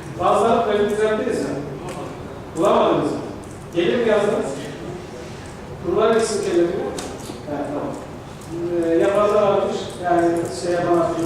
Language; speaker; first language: Turkish; native; Turkish